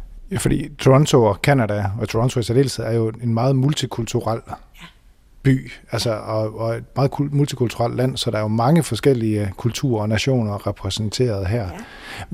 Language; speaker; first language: Danish; native; Danish